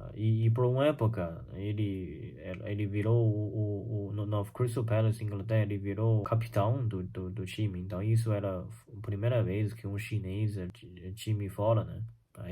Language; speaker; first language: Portuguese; non-native, fluent; Chinese